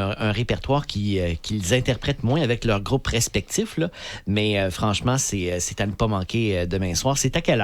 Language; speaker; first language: French; native; French